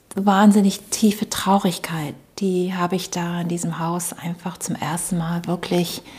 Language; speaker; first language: German; early bilingual, other home language; English